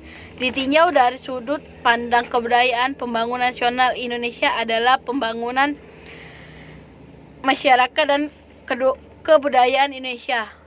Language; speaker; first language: Indonesian; native; Indonesian